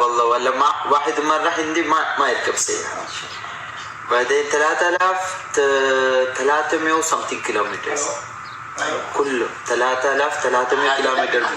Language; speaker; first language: Arabic; non-native, learner; Malayalam